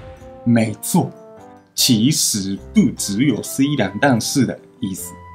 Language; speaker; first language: Chinese; non-native, fluent; Japanese